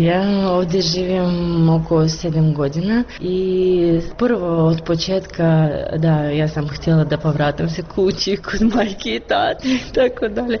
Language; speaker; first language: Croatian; non-native, learner; Russian